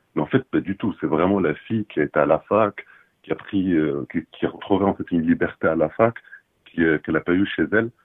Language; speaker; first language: French; non-native, local second language; Arabic